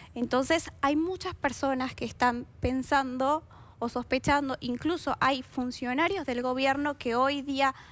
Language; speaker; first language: Spanish; native; Spanish